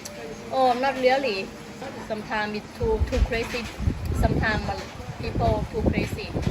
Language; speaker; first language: English; non-native, learner; Thai